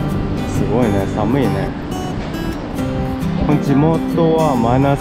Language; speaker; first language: Japanese; non-native, fluent; Chinese